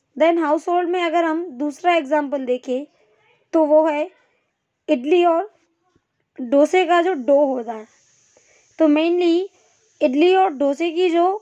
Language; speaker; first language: Hindi; non-native, local second language; Gujarati